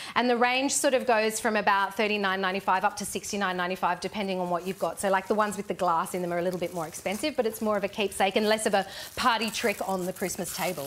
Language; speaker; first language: English; native; English